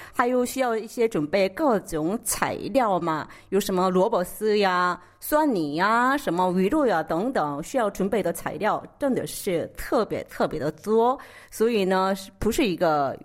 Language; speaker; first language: Chinese; non-native, fluent; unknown